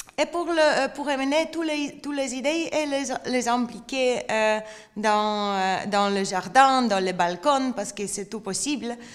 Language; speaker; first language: French; non-native, learner; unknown